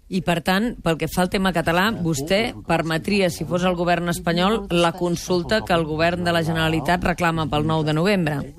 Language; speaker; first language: Catalan; native; Catalan